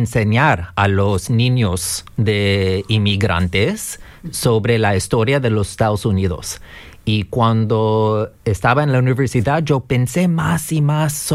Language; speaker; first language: Spanish; non-native, fluent; English